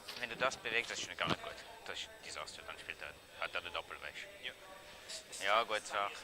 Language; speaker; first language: German; non-native, fluent; French